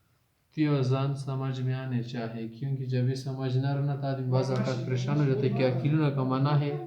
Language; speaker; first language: Urdu; native; Urdu